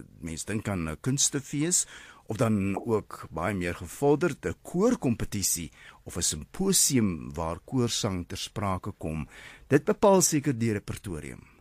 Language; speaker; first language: Afrikaans; native; Afrikaans